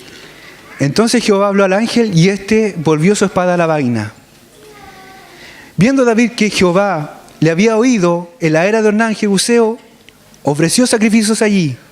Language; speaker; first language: Spanish; native; Spanish